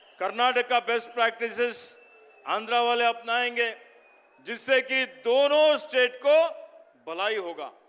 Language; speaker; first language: Hindi; non-native, local second language; Kannada